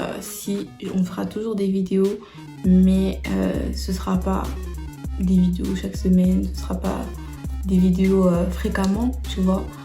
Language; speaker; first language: French; early bilingual, other home language; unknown